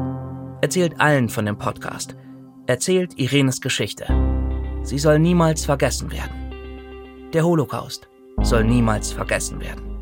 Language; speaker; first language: German; native; German